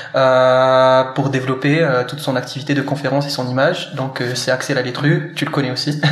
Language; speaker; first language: French; non-native, local second language; Arabic